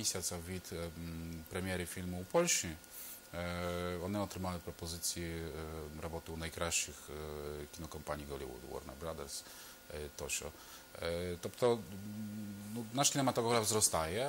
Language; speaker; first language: Ukrainian; non-native, fluent; Polish